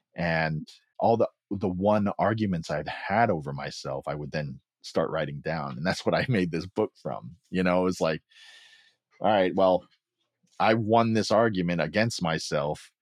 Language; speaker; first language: English; early bilingual, other home language; Filipino